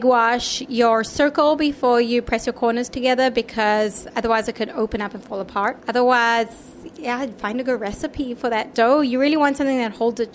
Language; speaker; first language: English; native; English